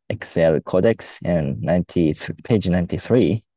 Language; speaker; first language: English; non-native, fluent; Japanese